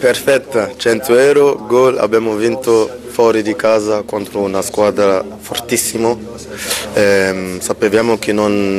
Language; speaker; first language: Italian; non-native, fluent; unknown